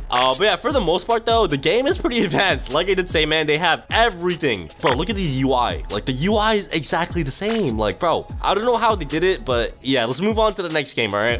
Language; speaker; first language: English; native; English